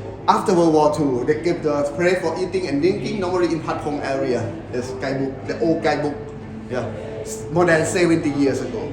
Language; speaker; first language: English; non-native, learner; Thai